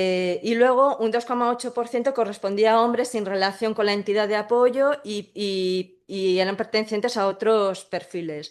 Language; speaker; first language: Spanish; native; Spanish